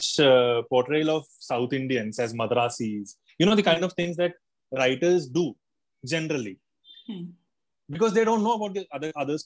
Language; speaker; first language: English; non-native, local second language; Malayalam